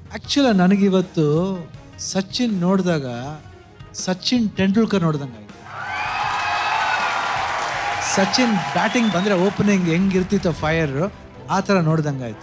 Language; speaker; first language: Kannada; native; Kannada